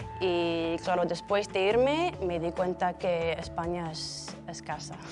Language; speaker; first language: Spanish; non-native, fluent; English